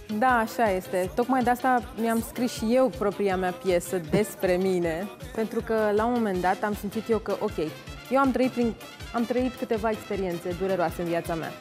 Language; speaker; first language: Romanian; native; Romanian